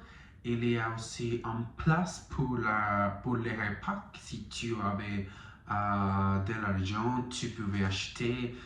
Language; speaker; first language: French; non-native, learner; Spanish